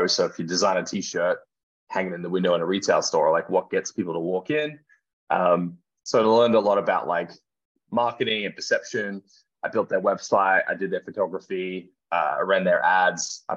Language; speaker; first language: English; native; English